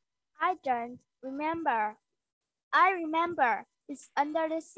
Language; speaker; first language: English; non-native, learner; Vietnamese